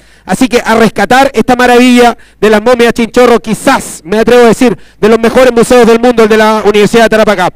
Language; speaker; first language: Spanish; native; Spanish